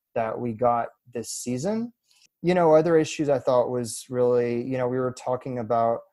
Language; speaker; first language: English; early bilingual, other home language; French